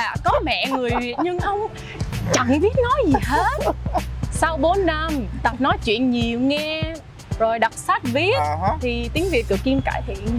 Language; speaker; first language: Vietnamese; non-native, fluent; English